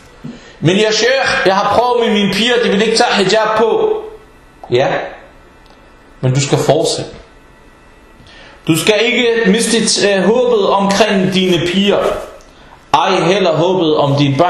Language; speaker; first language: Danish; non-native, fluent; Arabic